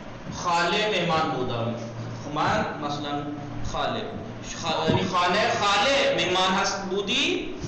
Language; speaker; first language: Persian; non-native, fluent; Urdu